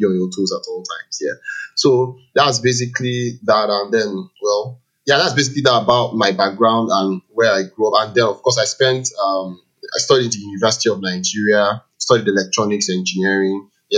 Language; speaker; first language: English; non-native, local second language; Igbo